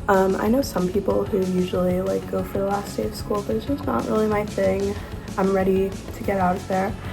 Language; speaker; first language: English; native; English